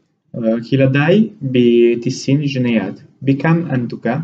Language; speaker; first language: Arabic; non-native, learner; Romanian